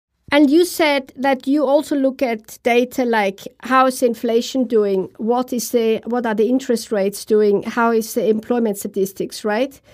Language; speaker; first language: English; non-native, fluent; German